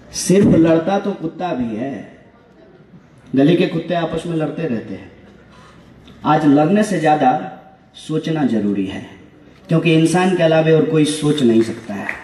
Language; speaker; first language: Hindi; native; Hindi